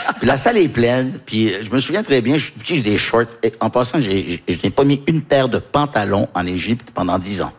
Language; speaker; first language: French; early bilingual, heritage; French